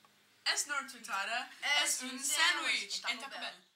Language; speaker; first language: Spanish; non-native, learner; English